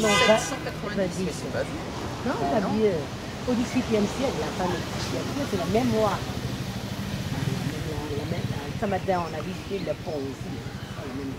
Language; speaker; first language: French; non-native, local second language; Burmese